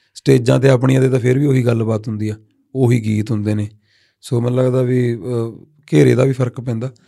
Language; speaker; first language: Punjabi; native; Punjabi